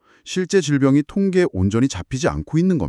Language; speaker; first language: Korean; native; Korean